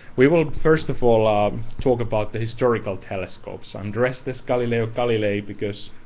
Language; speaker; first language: English; non-native, fluent; Finnish